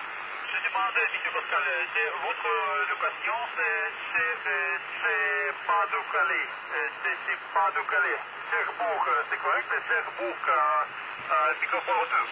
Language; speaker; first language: French; non-native, learner; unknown